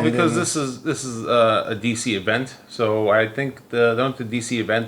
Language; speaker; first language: English; native; English